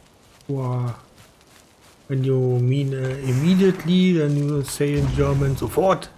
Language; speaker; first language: English; non-native, learner; German